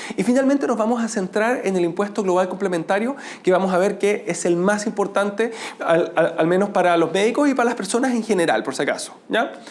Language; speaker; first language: Spanish; native; Spanish